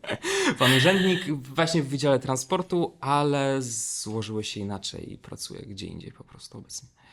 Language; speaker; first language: Polish; non-native, fluent; Belarusian